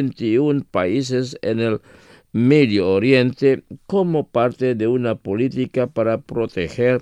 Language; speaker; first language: Spanish; non-native, fluent; Indonesian